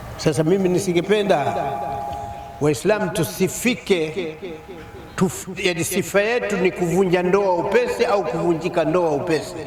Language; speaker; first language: Swahili; native; Swahili